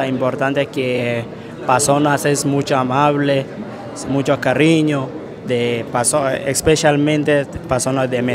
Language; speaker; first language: Spanish; non-native, learner; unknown